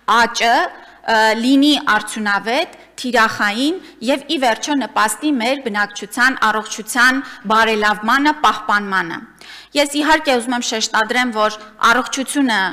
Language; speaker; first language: Armenian; native; Armenian